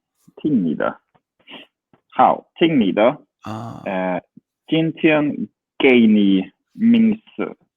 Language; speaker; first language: Chinese; non-native, learner; English